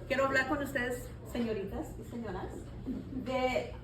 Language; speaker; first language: Spanish; non-native, learner; English